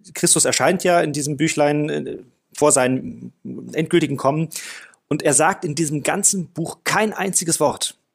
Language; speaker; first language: German; non-native, fluent; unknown